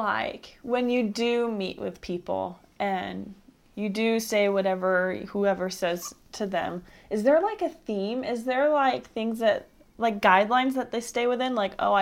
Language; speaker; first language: English; native; English